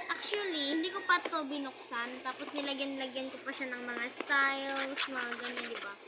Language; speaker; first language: Filipino; non-native, local second language; Cebuano